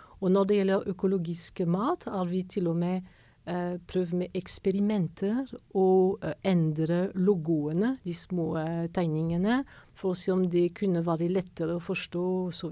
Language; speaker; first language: Norwegian; non-native, fluent; French